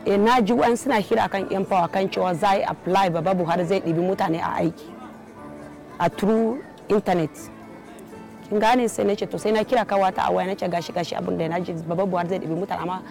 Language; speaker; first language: Hausa; non-native, local second language; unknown